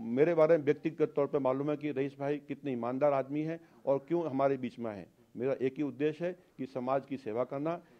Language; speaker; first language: Hindi; native; Hindi